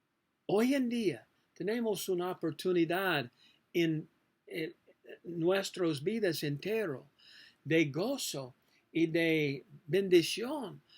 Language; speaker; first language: Spanish; non-native, learner; English